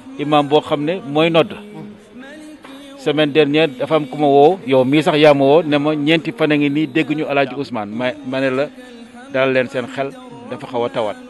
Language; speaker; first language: Wolof; native; Wolof